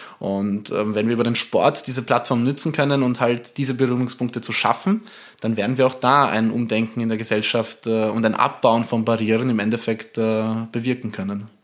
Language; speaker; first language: German; early bilingual, other home language; Romanian